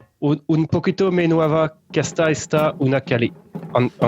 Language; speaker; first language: Spanish; non-native, learner; French